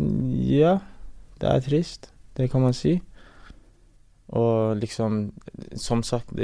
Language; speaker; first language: Norwegian; early bilingual, other home language; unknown